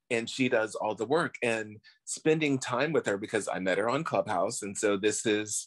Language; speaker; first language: English; native; English